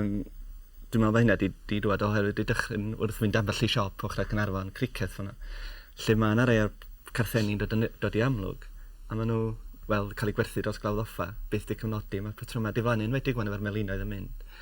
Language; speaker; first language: Welsh; native; Welsh